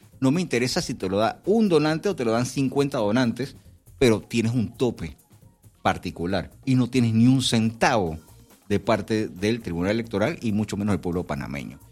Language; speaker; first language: Spanish; native; Spanish